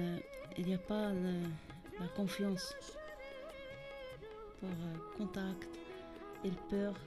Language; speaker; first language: French; non-native, learner; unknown